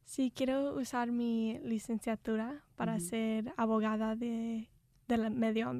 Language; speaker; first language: Spanish; early bilingual, heritage; Spanish